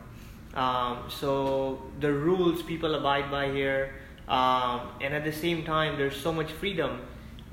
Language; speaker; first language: English; non-native, local second language; Hindi